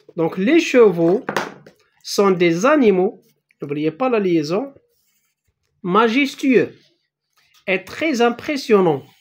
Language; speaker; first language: French; non-native, local second language; Arabic